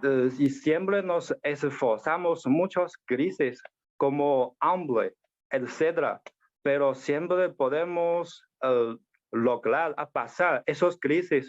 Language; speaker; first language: Spanish; non-native, learner; Chinese